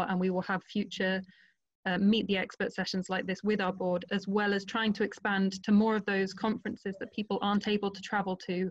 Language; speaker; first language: English; non-native, fluent; Portuguese